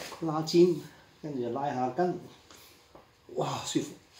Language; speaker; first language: Chinese; non-native, local second language; Cantonese